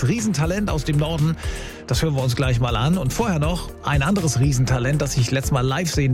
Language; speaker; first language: German; native; German